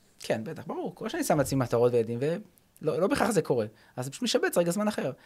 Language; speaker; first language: Hebrew; early bilingual, other home language; English